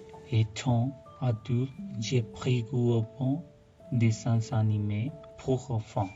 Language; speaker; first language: French; non-native, fluent; Spanish